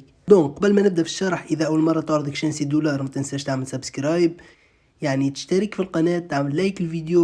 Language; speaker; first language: Arabic; native; Arabic